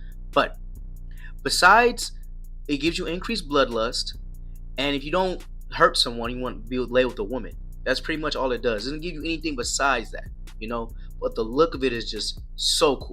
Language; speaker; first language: English; native; English